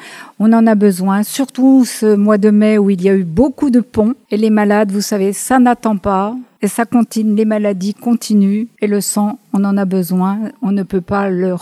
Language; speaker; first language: French; native; French